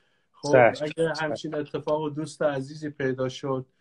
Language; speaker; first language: Persian; native; Persian